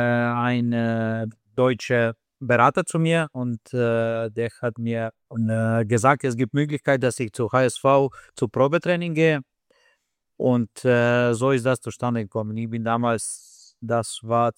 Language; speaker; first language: German; non-native, fluent; Slovenian